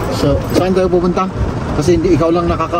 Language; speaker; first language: Filipino; non-native, local second language; Iloko